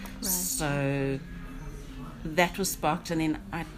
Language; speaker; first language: English; native; English